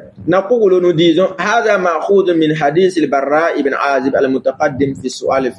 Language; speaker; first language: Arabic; non-native, fluent; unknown